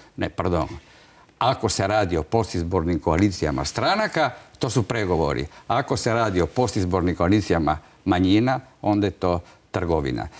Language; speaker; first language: Croatian; non-native, local second language; Italian